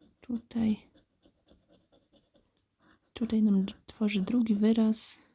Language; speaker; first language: Polish; native; Polish